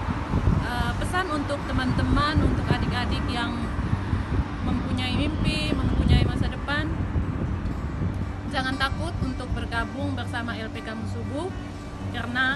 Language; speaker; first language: Indonesian; non-native, local second language; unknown